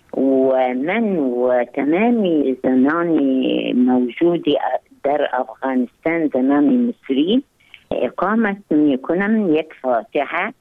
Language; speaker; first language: Persian; non-native, fluent; Arabic